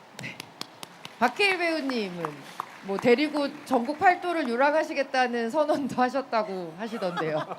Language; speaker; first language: Korean; native; Korean